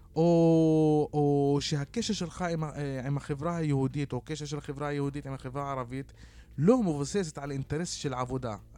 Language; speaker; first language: Hebrew; non-native, local second language; Arabic